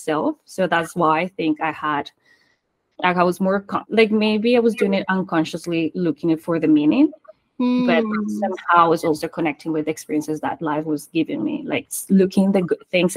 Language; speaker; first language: English; non-native, fluent; Spanish